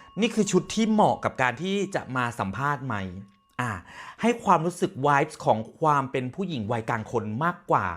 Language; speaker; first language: Thai; native; Thai